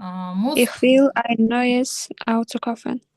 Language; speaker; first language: German; non-native, learner; Kyrgyz